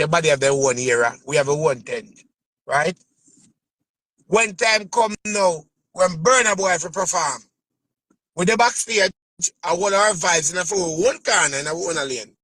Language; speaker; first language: English; native; English